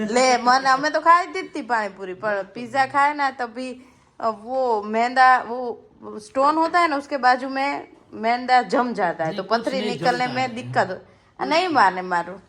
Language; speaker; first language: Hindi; non-native, local second language; Gujarati